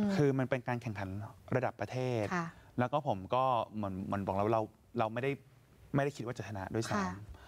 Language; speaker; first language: Thai; native; Thai